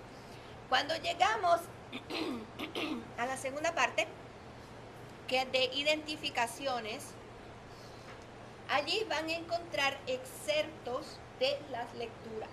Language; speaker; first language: Spanish; non-native, fluent; Italian